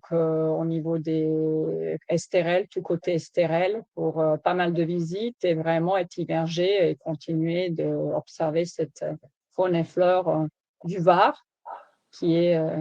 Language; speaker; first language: French; native; French